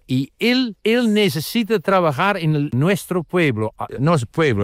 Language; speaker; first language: Spanish; non-native, learner; Dutch